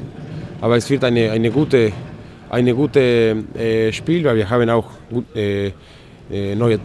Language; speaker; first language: German; non-native, learner; Spanish